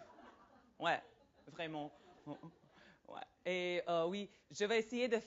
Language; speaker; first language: French; non-native, fluent; Serbian